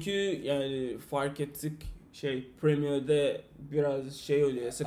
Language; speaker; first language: Turkish; non-native, learner; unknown